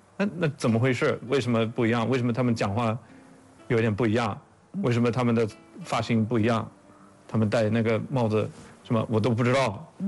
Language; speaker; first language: Chinese; non-native, fluent; English